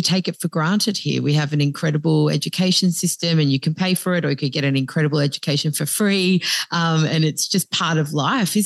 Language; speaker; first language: English; native; English